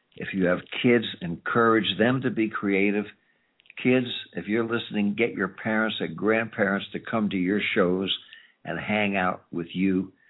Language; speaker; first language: English; native; English